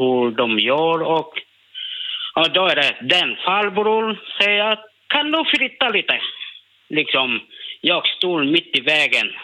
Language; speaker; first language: Swedish; non-native, learner; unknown